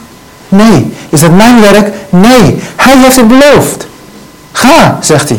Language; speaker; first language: Dutch; non-native, learner; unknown